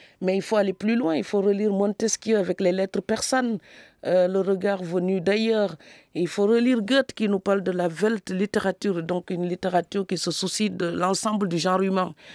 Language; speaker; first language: French; non-native, local second language; Serer